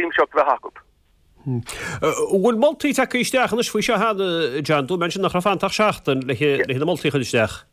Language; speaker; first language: Irish; native; Irish